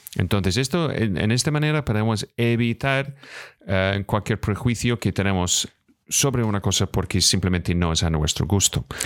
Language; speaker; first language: Spanish; non-native, fluent; English